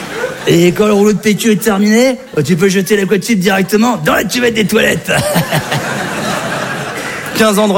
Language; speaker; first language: French; native; French